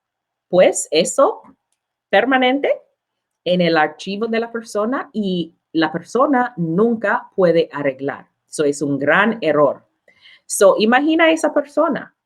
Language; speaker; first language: Spanish; non-native, learner; English